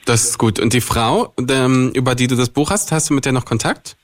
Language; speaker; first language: German; native; German